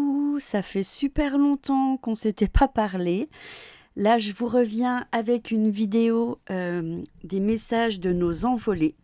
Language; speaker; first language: French; native; French